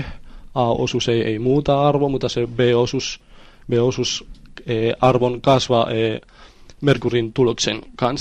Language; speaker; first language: Finnish; non-native, fluent; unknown